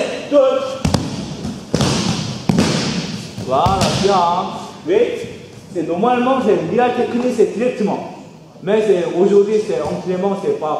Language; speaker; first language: French; non-native, learner; Korean